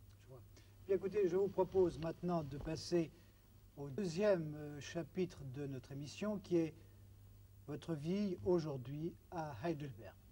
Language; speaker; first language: French; native; French